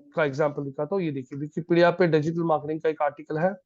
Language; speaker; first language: Hindi; non-native, local second language; Marathi